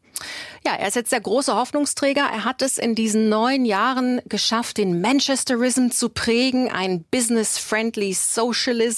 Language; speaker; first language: German; native; German